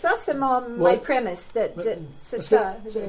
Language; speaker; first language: French; non-native, learner; English